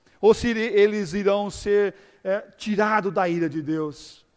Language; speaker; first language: Portuguese; native; Portuguese